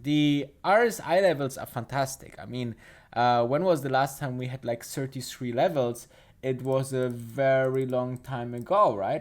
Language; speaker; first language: English; non-native, fluent; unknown